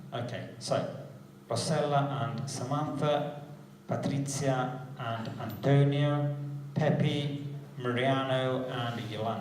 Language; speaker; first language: English; non-native, fluent; Italian